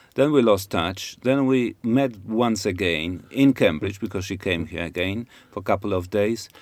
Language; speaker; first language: English; non-native, fluent; Polish